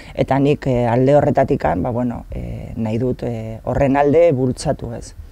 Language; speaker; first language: Basque; non-native, local second language; Spanish